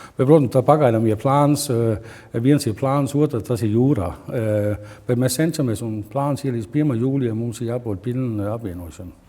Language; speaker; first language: Latvian; non-native, learner; Danish